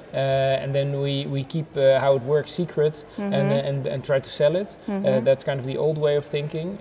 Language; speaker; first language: English; non-native, fluent; Dutch